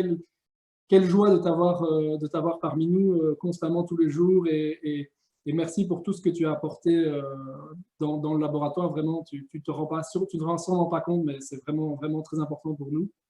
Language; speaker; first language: French; native; French